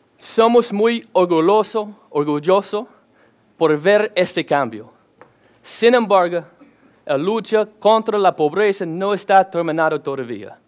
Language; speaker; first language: Spanish; non-native, learner; English